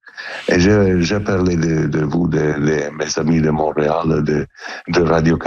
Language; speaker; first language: French; non-native, learner; Italian